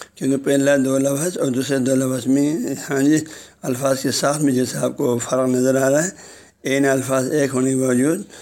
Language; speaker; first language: Urdu; non-native, local second language; Balti